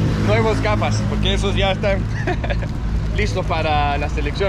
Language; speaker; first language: Spanish; non-native, learner; English